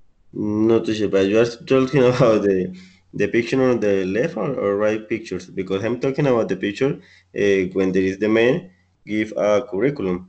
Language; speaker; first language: English; non-native, learner; Spanish